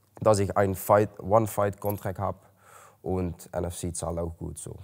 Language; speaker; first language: German; non-native, learner; Dutch